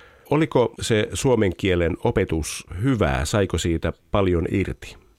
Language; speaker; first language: Finnish; native; Finnish